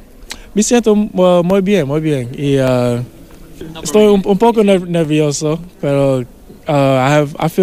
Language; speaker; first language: Spanish; non-native, learner; English